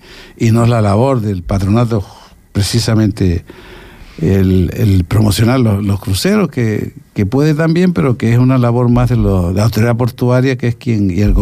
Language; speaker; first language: Spanish; native; Spanish